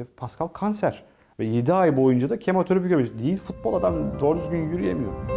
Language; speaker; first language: Turkish; native; Turkish